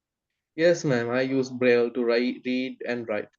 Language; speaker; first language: English; non-native, learner; Sinhala